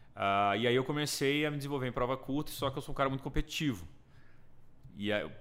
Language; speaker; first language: Portuguese; native; Portuguese